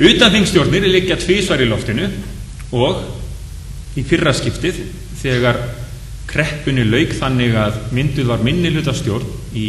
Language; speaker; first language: Icelandic; native; Icelandic